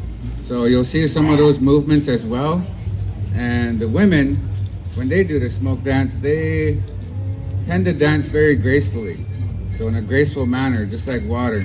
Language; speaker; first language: English; native; English